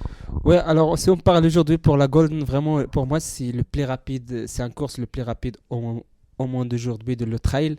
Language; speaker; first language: French; non-native, learner; Central Atlas Tamazight